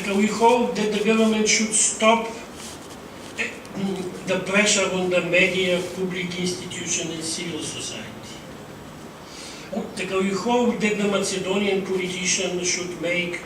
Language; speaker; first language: English; non-native, fluent; Bulgarian